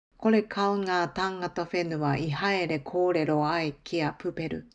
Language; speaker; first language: Māori; non-native, learner; Japanese